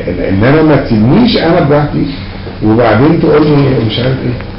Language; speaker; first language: Arabic; native; Arabic